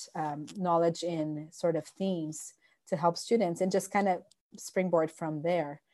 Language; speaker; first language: English; non-native, fluent; Portuguese